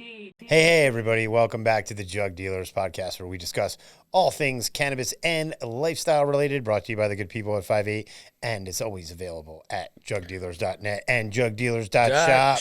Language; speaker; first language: English; native; English